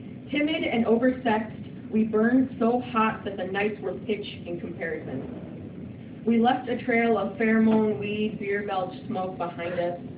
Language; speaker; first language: English; early bilingual, other home language; Spanish